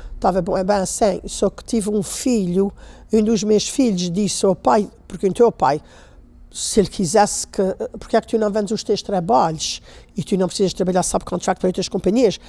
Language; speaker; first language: Portuguese; native; Portuguese